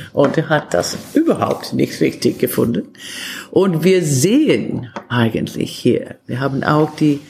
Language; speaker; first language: German; non-native, fluent; Italian